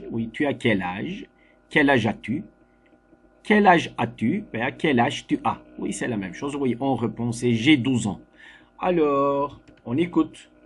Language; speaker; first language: French; non-native, fluent; Turkish